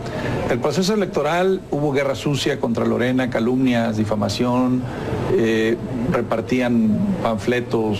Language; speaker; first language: Spanish; native; Spanish